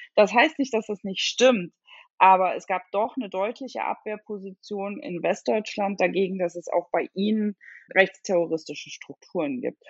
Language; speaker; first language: German; native; German